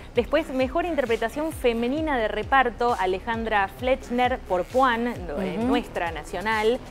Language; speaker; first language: Spanish; native; Spanish